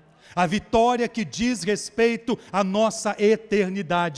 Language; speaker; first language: Portuguese; native; Portuguese